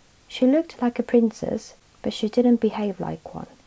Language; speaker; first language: English; non-native, fluent; Korean